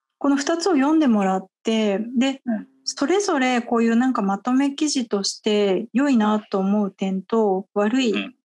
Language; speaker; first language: Japanese; native; Japanese